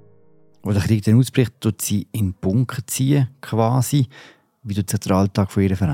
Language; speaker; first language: German; native; German